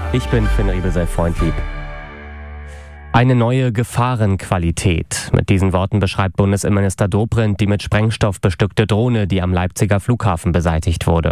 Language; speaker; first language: German; native; German